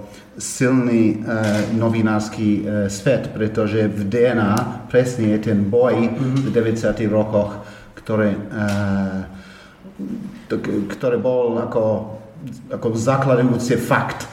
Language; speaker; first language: Slovak; non-native, fluent; English